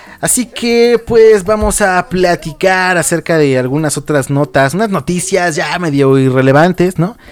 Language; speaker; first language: Spanish; native; Spanish